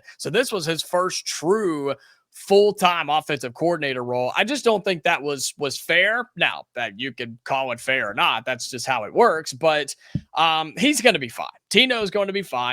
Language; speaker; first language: English; native; English